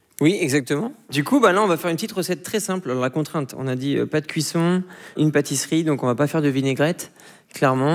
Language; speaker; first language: French; native; French